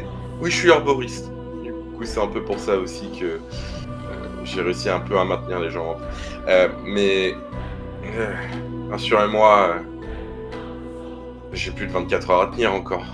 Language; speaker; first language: French; native; French